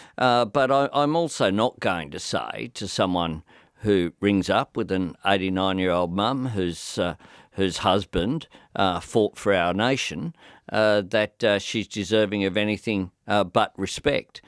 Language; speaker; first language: English; native; English